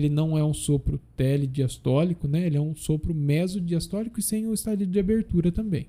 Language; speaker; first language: Portuguese; native; Portuguese